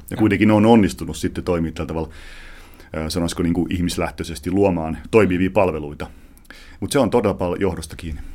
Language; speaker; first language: Finnish; native; Finnish